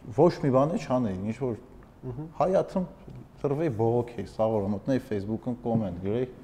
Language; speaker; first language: Armenian; native; Armenian